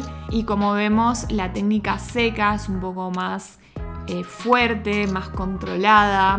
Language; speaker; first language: Spanish; native; Spanish